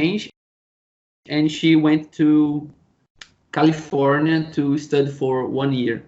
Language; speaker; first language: English; non-native, learner; Portuguese